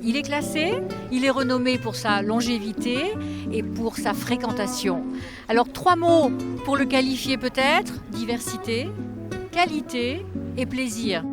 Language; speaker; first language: French; native; French